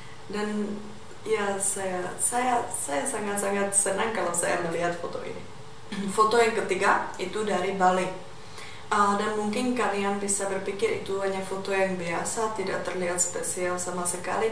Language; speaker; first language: Indonesian; non-native, fluent; Czech